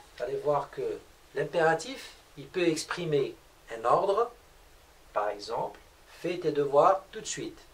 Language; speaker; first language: French; non-native, local second language; Arabic